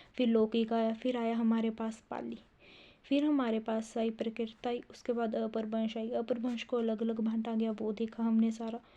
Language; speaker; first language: Hindi; native; Hindi